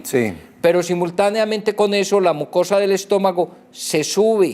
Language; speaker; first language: Spanish; native; Spanish